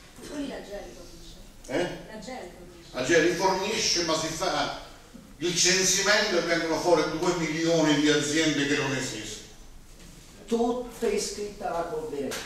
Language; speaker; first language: Italian; native; Italian